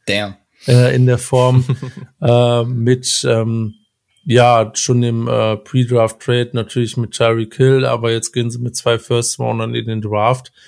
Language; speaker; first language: German; native; German